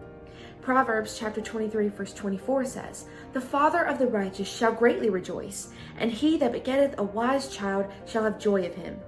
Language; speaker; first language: English; native; English